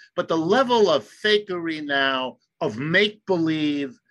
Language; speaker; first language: English; early bilingual, other home language; German